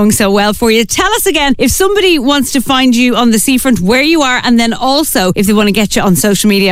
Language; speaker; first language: English; native; English